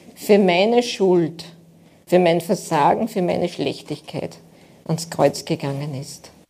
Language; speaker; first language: German; native; German